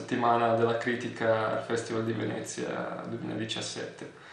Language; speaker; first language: Italian; early bilingual, other home language; Russian